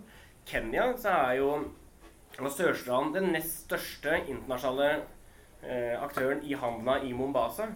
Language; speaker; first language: Norwegian; native; Norwegian